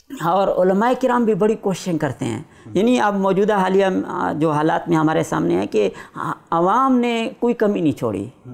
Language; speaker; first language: Urdu; non-native, local second language; Saraiki